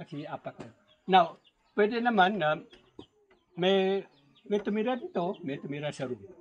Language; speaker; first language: Filipino; non-native, local second language; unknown